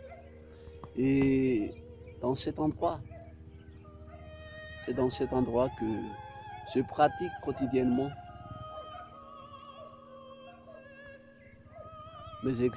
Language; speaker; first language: French; non-native, local second language; Malagasy